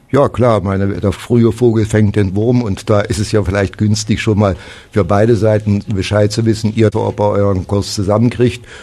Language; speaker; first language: German; native; German